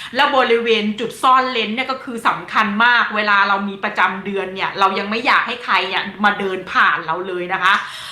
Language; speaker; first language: Thai; native; Thai